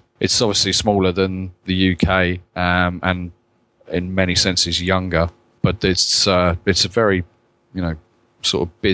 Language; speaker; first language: English; native; English